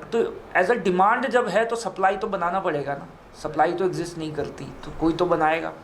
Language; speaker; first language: Hindi; native; Hindi